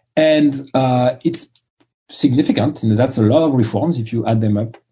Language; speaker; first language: English; non-native, fluent; French